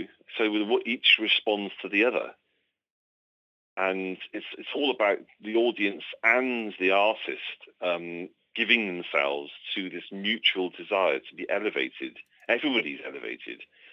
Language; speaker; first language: English; native; English